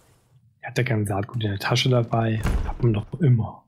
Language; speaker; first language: German; native; German